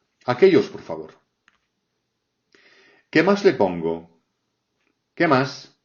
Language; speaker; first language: Spanish; non-native, fluent; French